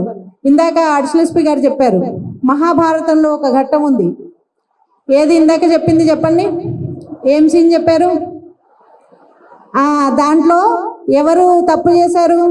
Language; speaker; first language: Telugu; native; Telugu